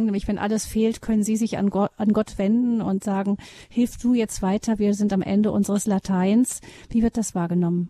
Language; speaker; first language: German; native; German